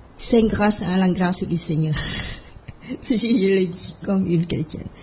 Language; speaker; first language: French; non-native, fluent; Khmer